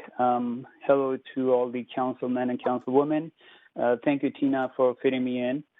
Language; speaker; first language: English; non-native, local second language; Punjabi